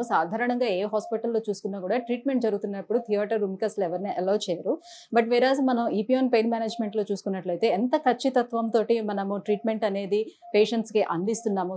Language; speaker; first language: Telugu; native; Telugu